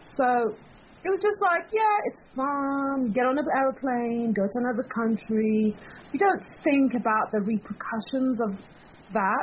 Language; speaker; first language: English; early bilingual, other home language; Persian